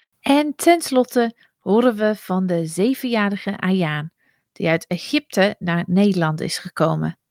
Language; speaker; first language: Dutch; non-native, fluent; English